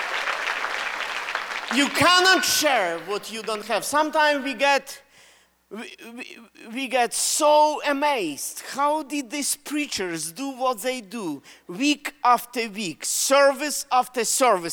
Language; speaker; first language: English; non-native, fluent; Russian